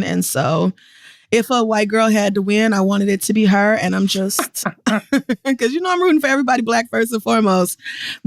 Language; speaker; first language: English; native; English